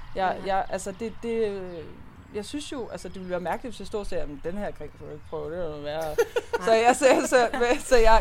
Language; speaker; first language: Danish; native; Danish